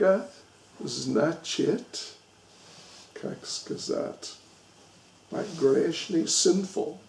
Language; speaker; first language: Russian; non-native, learner; English